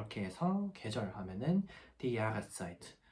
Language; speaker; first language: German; non-native, fluent; Korean